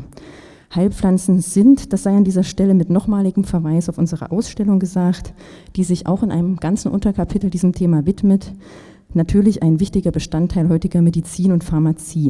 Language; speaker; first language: German; native; German